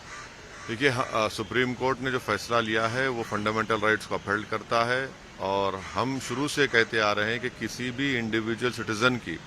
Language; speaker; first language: Hindi; native; Hindi